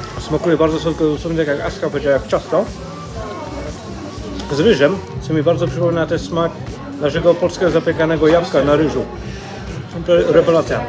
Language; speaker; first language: Polish; native; Polish